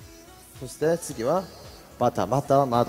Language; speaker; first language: Japanese; non-native, fluent; Korean